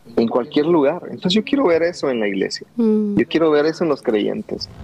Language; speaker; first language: Spanish; native; Spanish